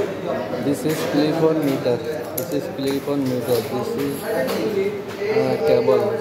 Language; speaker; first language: English; non-native, learner; Bangla